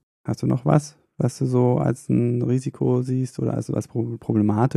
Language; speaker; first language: German; native; German